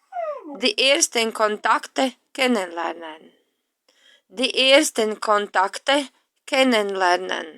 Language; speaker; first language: German; non-native, fluent; Latvian